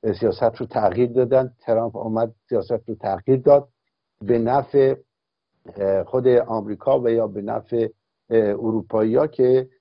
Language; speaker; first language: Persian; native; Persian